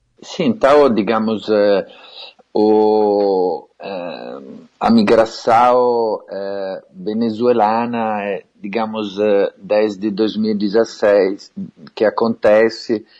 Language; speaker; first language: Portuguese; non-native, fluent; Italian